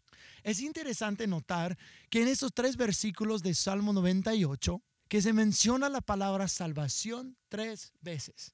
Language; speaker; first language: Spanish; non-native, fluent; English